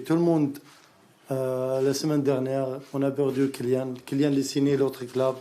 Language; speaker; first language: French; non-native, learner; Arabic